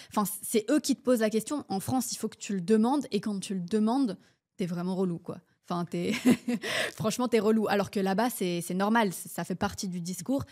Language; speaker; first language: French; early bilingual, heritage; French